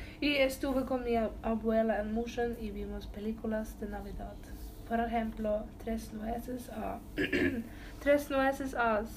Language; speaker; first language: Spanish; non-native, learner; Norwegian